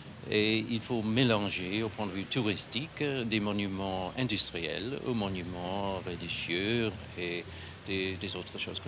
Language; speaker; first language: French; non-native, fluent; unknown